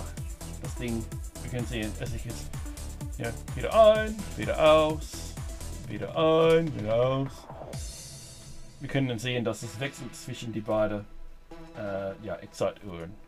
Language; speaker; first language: German; non-native, fluent; English